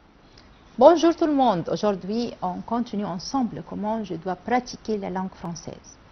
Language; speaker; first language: French; non-native, fluent; Arabic